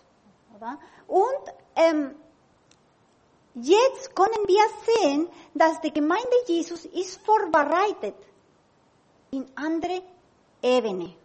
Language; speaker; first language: German; non-native, learner; Spanish